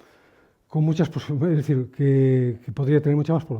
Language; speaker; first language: Spanish; native; Spanish